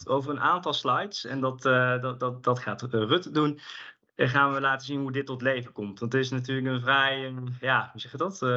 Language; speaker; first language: Dutch; native; Dutch